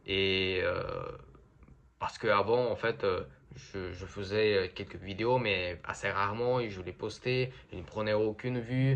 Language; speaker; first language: French; non-native, fluent; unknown